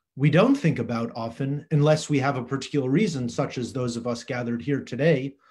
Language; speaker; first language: English; native; English